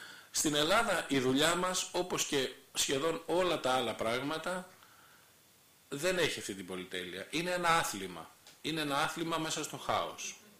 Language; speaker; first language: Greek; native; Greek